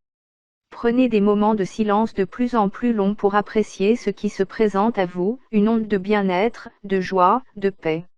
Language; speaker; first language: French; native; French